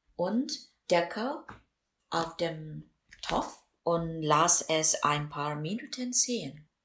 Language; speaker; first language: German; non-native, fluent; Burmese